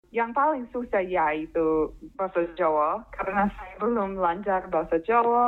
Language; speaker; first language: Indonesian; non-native, fluent; English